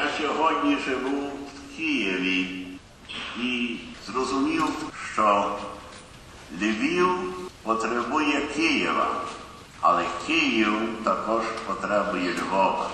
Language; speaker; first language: Ukrainian; early bilingual, heritage; Ukrainian